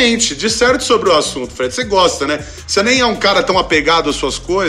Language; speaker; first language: Portuguese; native; Portuguese